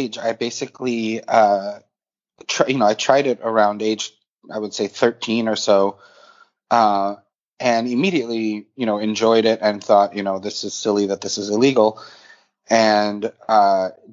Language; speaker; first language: English; native; English